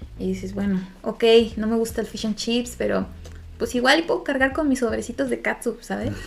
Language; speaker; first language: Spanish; native; Spanish